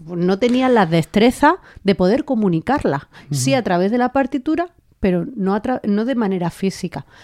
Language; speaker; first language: Spanish; native; Spanish